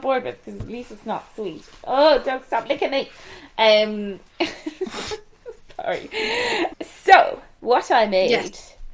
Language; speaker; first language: English; native; English